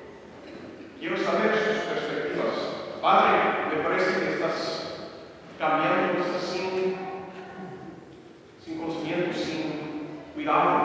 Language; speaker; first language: Spanish; non-native, fluent; English